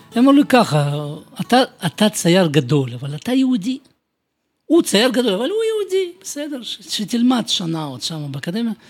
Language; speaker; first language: Hebrew; non-native, fluent; Russian